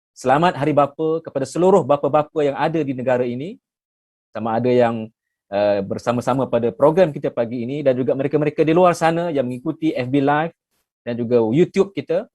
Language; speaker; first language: Malay; native; Malay